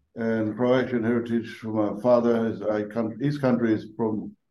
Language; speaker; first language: English; native; English